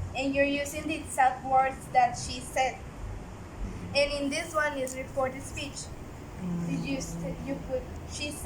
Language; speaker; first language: English; non-native, learner; Spanish